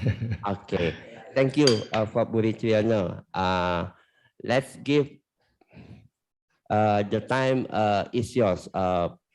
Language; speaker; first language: English; non-native, learner; Indonesian